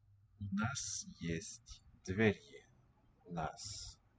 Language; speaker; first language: Russian; non-native, learner; English